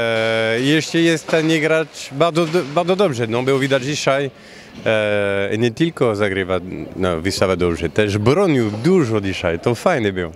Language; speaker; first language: Polish; non-native, learner; French